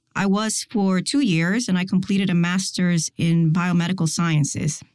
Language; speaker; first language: English; non-native, fluent; Spanish